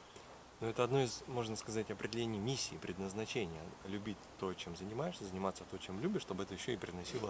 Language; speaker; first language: Russian; native; Russian